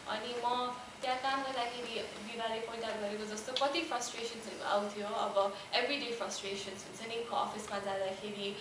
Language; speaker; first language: Nepali; early bilingual, heritage; Nepali